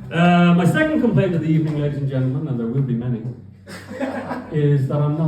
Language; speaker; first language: English; native; English